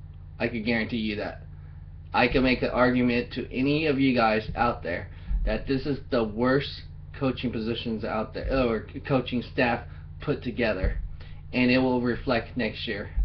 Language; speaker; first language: English; native; English